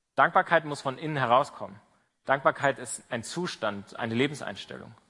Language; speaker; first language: German; native; German